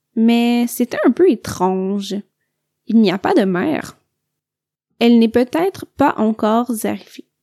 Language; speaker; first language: French; native; French